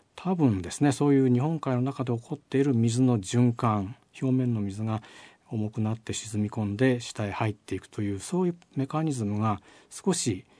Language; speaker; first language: Japanese; native; Japanese